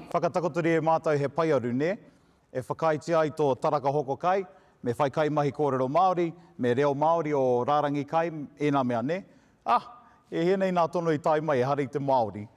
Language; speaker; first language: Māori; non-native, local second language; English